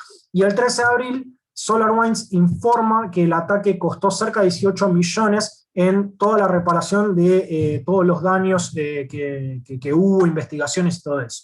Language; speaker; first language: Spanish; native; Spanish